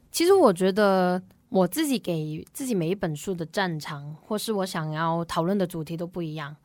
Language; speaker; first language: Chinese; non-native, local second language; Cantonese